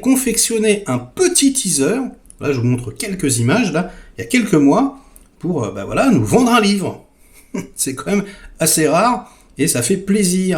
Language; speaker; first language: French; native; French